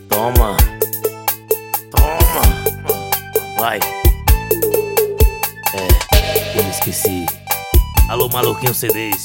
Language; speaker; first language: Portuguese; native; Portuguese